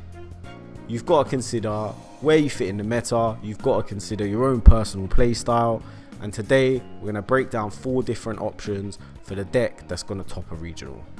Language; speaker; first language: English; native; English